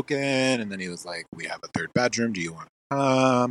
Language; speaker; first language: English; native; English